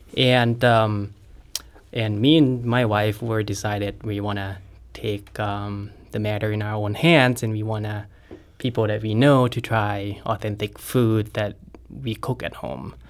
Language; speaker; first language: English; non-native, fluent; Thai